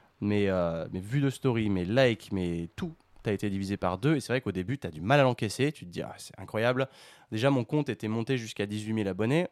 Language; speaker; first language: French; native; French